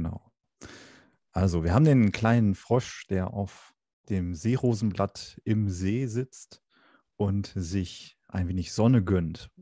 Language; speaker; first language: German; native; German